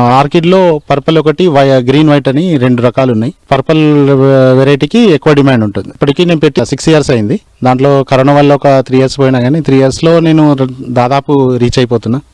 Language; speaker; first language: Telugu; native; Telugu